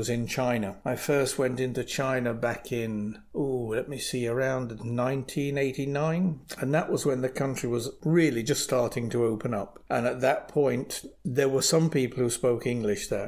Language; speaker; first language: English; native; English